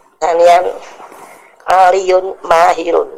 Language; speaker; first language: Arabic; non-native, learner; Indonesian